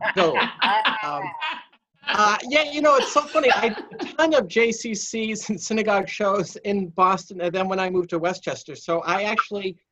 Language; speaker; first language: English; native; English